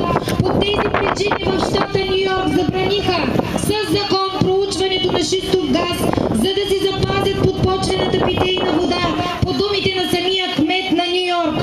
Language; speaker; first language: Bulgarian; native; Bulgarian